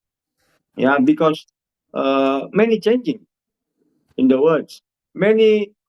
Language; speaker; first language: English; non-native, learner; Indonesian